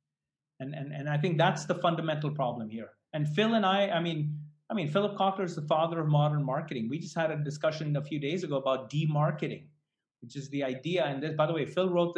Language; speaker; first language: English; non-native, local second language; Hindi